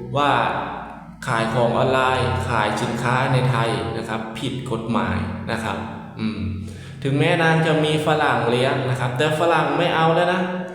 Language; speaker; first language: Thai; native; Thai